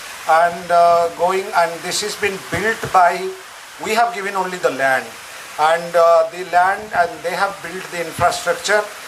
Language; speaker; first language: English; non-native, local second language; Malayalam